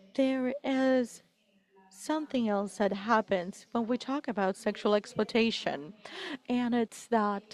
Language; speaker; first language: English; non-native, fluent; Spanish